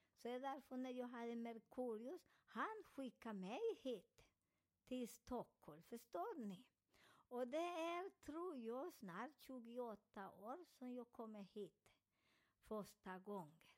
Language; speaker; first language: Swedish; non-native, learner; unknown